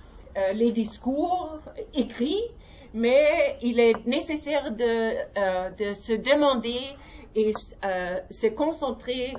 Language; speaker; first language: French; non-native, learner; German